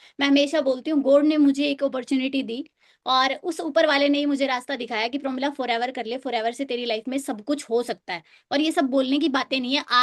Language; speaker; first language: Hindi; native; Hindi